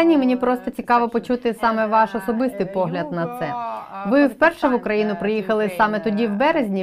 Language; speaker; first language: Ukrainian; native; Ukrainian